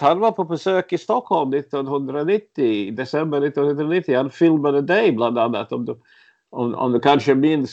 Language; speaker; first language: Swedish; early bilingual, other home language; Latvian